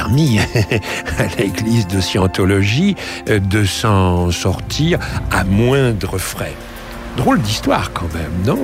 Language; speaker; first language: French; native; French